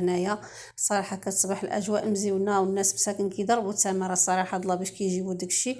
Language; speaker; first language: Arabic; native; Arabic